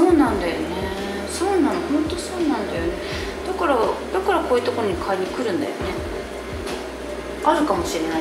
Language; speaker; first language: Japanese; native; Japanese